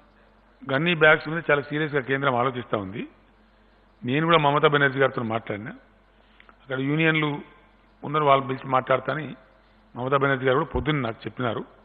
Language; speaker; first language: Telugu; native; Telugu